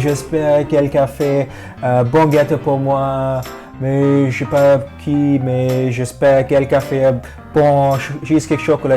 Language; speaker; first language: French; non-native, fluent; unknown